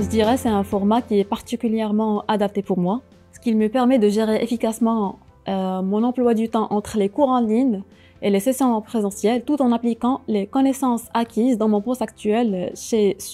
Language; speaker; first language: French; non-native, local second language; Arabic